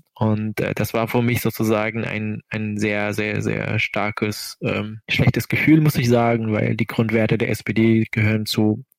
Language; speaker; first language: German; non-native, fluent; Arabic